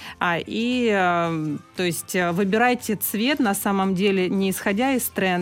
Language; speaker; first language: Russian; native; Russian